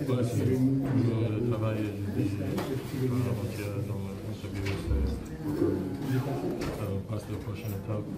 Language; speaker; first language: French; non-native, fluent; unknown